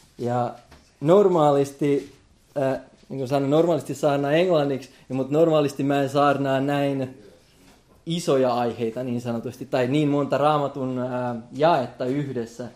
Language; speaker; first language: Finnish; non-native, local second language; Swedish